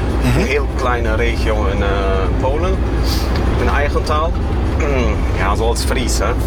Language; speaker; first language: Dutch; non-native, fluent; Kashubian